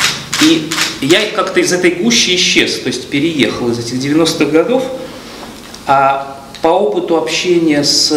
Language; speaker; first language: Russian; native; Russian